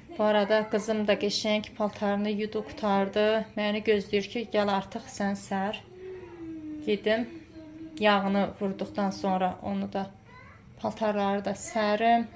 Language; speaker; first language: Azerbaijani; early bilingual, heritage; Azerbaijani